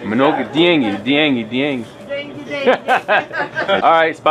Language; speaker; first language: Russian; non-native, learner; English